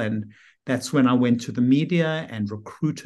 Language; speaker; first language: English; native; English